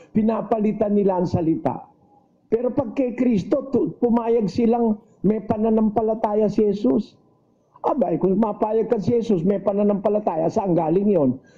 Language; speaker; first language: Filipino; native; Filipino